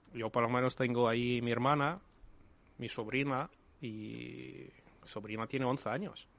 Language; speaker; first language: Spanish; non-native, learner; Ukrainian